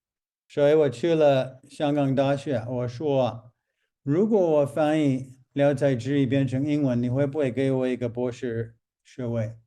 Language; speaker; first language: Chinese; non-native, fluent; English